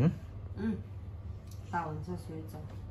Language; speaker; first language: Chinese; non-native, learner; Nepali